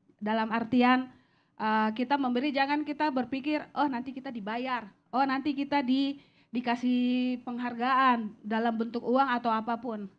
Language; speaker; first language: Indonesian; native; Indonesian